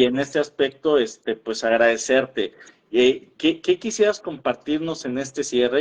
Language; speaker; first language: Spanish; native; Spanish